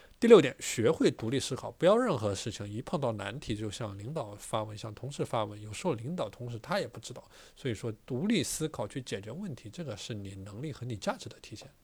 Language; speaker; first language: Chinese; native; Chinese